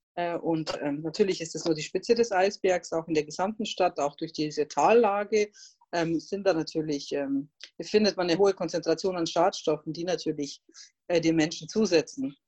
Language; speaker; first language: German; non-native, fluent; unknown